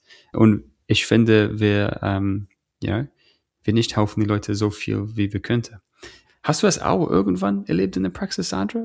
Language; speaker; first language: German; non-native, fluent; English